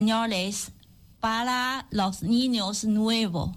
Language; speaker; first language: Spanish; non-native, learner; Chinese